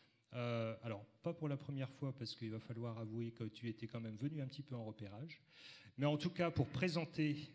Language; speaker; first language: French; native; French